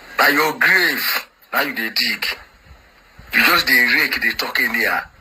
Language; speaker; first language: Nigerian Pidgin; non-native, local second language; Igbo